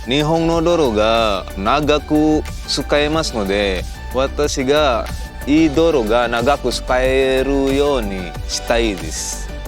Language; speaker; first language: Japanese; non-native, learner; Indonesian